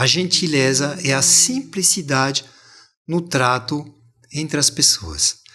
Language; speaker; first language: Portuguese; non-native, fluent; French